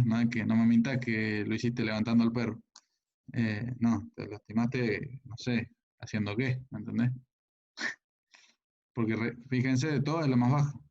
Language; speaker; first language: Spanish; native; Spanish